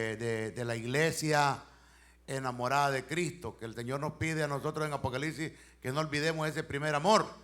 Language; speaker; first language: Spanish; native; Spanish